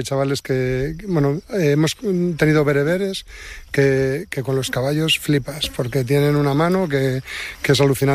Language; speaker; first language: Spanish; native; Spanish